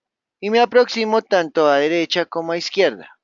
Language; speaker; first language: Spanish; native; Spanish